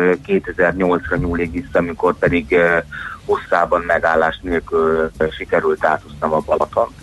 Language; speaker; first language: Hungarian; native; Hungarian